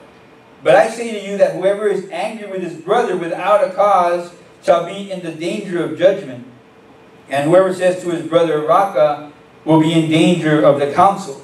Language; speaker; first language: English; native; English